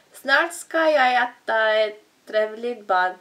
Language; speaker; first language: Swedish; non-native, learner; Italian